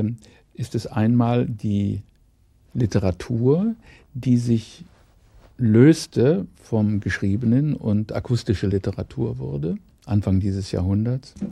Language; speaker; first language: German; native; German